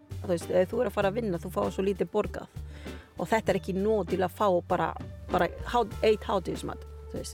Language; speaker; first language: Icelandic; non-native, learner; Spanish